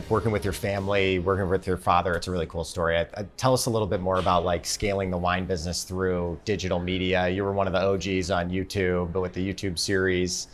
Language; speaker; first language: English; native; English